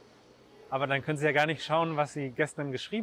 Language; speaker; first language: German; native; German